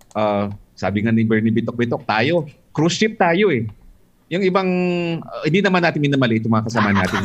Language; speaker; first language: Filipino; non-native, local second language; Hiligaynon